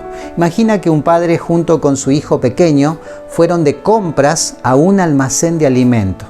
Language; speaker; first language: Spanish; native; Spanish